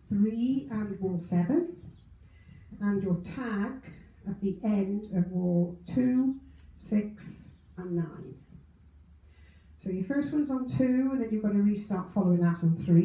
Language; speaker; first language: English; native; English